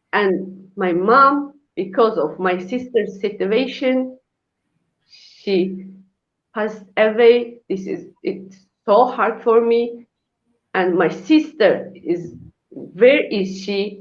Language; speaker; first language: English; non-native, learner; Uyghur